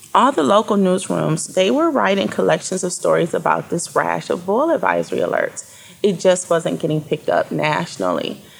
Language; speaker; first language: English; native; English